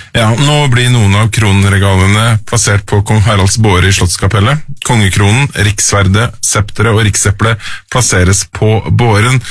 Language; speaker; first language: Norwegian; native; Norwegian